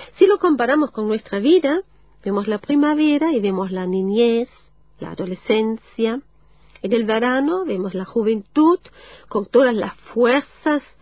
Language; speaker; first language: Spanish; non-native, fluent; German